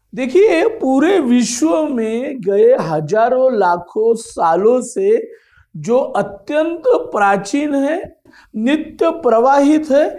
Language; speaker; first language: Hindi; non-native, local second language; Marathi